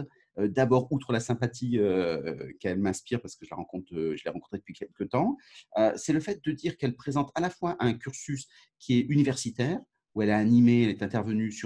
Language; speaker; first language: French; native; French